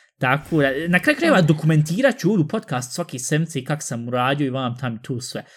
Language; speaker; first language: Bosnian; early bilingual, heritage; Bosnian